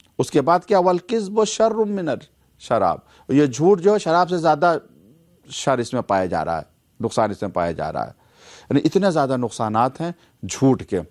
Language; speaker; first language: Urdu; native; Urdu